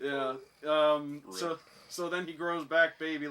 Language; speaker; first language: English; native; English